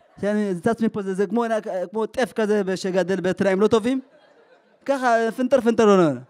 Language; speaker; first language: Hebrew; early bilingual, other home language; Amharic